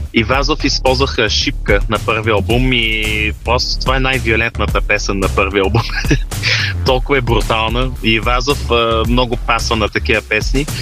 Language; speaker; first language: Bulgarian; early bilingual, heritage; Bulgarian